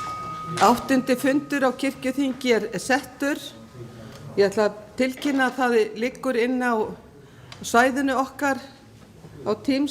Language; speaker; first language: Icelandic; native; Icelandic